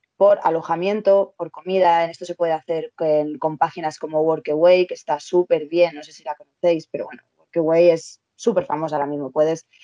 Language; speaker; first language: Spanish; native; Spanish